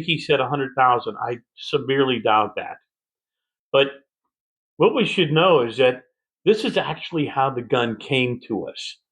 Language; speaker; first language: English; native; English